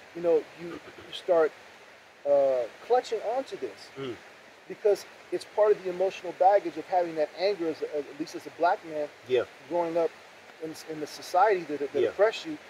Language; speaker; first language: English; native; English